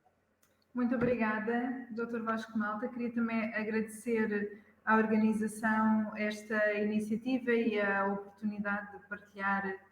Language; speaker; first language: Portuguese; native; Portuguese